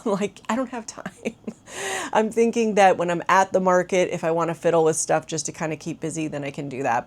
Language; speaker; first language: English; native; English